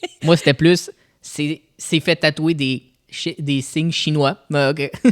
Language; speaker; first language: French; native; French